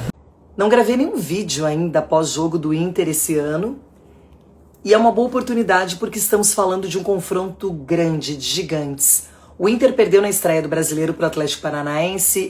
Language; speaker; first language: Portuguese; native; Portuguese